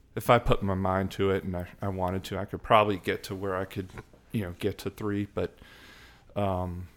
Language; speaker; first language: English; native; English